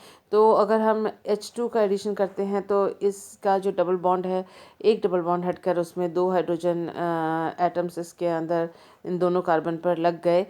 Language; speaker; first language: Hindi; native; Hindi